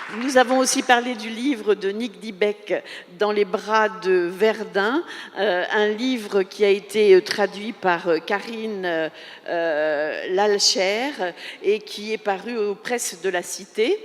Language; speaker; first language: French; native; French